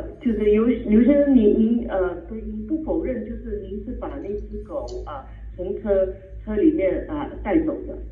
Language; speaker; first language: Chinese; native; Chinese